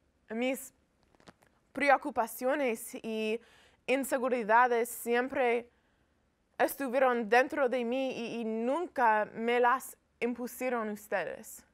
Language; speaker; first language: Spanish; non-native, learner; English